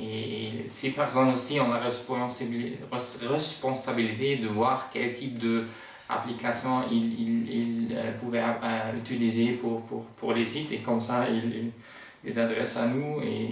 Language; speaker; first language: French; non-native, fluent; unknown